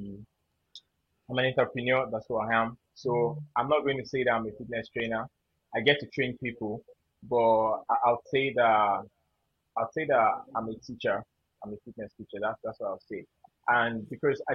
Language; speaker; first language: English; non-native, local second language; Yoruba